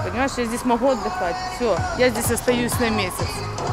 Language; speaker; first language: Russian; native; Russian